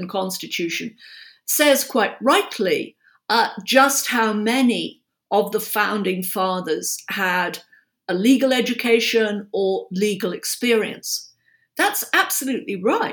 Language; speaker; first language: English; native; English